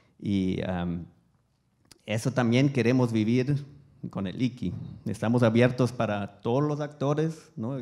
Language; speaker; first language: Spanish; non-native, fluent; German